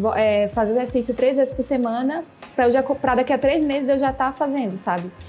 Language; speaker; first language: Portuguese; native; Portuguese